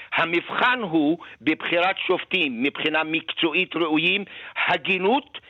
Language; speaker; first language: Hebrew; native; Hebrew